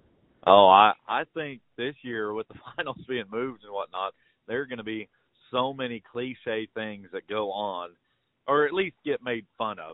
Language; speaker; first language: English; native; English